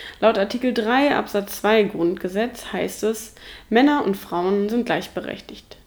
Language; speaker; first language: German; native; German